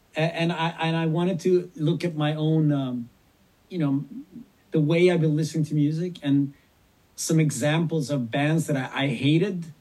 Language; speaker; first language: English; non-native, fluent; Swedish